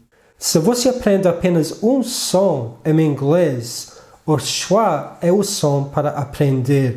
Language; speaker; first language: Portuguese; non-native, fluent; English